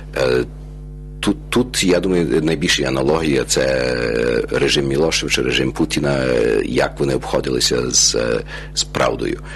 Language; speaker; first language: Ukrainian; early bilingual, heritage; Ukrainian